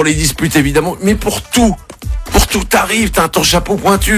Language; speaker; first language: French; native; French